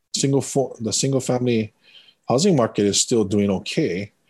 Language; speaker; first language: English; native; English